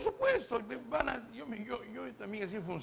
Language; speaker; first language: Spanish; native; Spanish